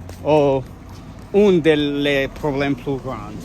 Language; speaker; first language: French; non-native, learner; English